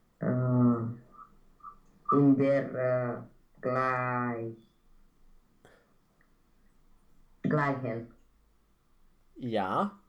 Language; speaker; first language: German; non-native, learner; Romanian